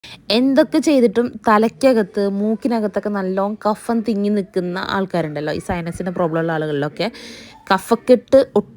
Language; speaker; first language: Malayalam; native; Malayalam